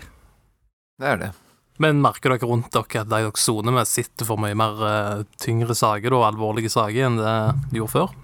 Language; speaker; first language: Norwegian; native; Norwegian